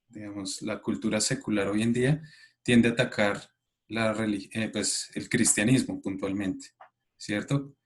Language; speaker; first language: Spanish; native; Spanish